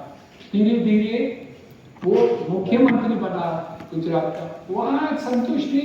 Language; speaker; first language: Hindi; non-native, local second language; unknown